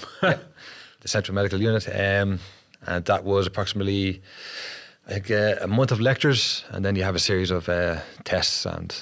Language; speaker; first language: English; native; English